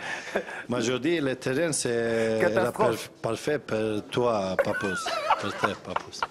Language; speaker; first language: French; non-native, learner; Swedish